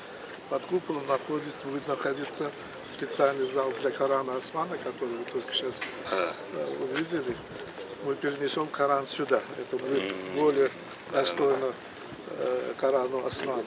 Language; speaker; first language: Russian; non-native, local second language; Uzbek